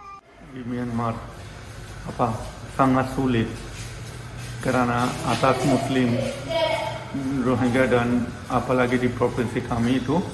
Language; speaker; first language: Indonesian; non-native, learner; Rohingya